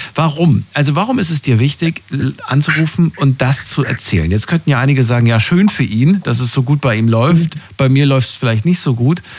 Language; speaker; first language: German; native; German